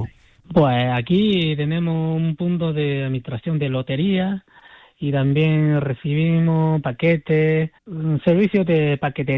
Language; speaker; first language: Spanish; non-native, fluent; Chinese